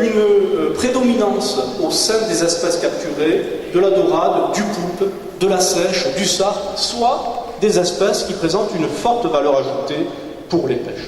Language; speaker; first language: French; native; French